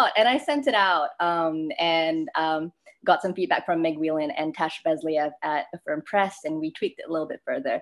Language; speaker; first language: English; non-native, local second language; Malay